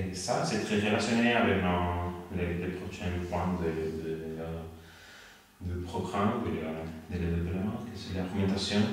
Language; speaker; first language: French; non-native, learner; Spanish